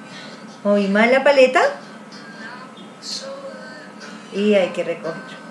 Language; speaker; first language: Spanish; native; Spanish